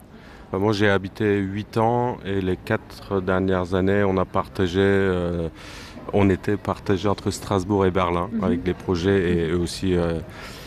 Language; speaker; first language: French; non-native, fluent; Turkish